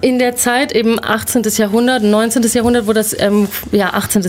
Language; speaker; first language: German; native; German